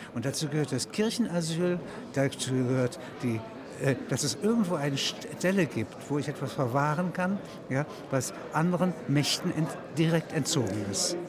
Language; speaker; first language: German; native; German